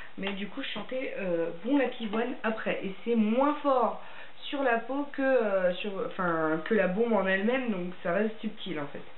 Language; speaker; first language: French; native; French